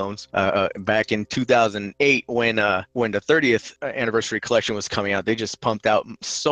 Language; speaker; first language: English; native; English